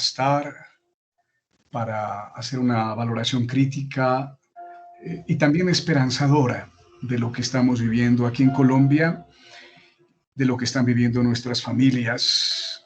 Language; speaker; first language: Spanish; native; Spanish